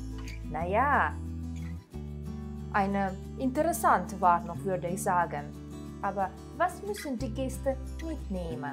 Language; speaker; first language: German; non-native, fluent; Russian